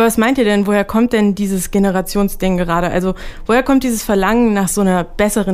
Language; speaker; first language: German; native; German